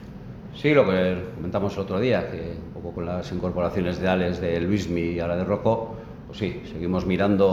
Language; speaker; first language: Spanish; native; Spanish